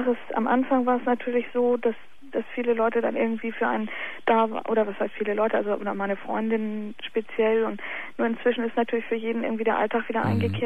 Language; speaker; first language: German; native; German